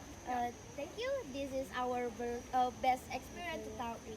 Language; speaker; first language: English; non-native, learner; Indonesian